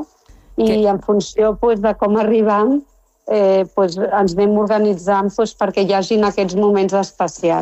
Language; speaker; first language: Catalan; non-native, local second language; Spanish